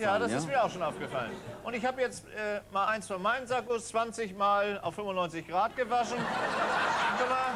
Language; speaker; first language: German; native; German